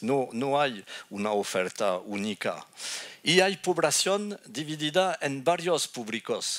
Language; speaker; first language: Spanish; non-native, fluent; French